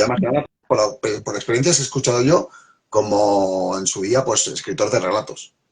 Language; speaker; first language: Spanish; native; Spanish